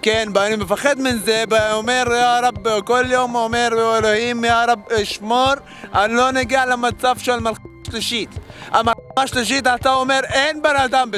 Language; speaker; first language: Hebrew; non-native, learner; Arabic